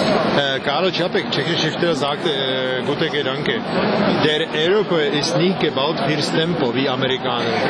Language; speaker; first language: German; non-native, fluent; Czech